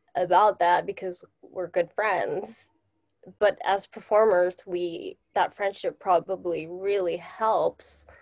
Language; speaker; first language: English; non-native, fluent; Japanese